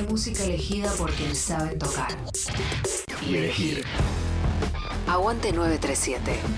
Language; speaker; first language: Spanish; native; Spanish